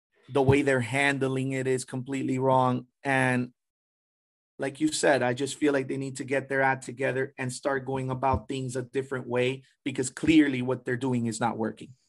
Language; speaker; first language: English; early bilingual, other home language; Spanish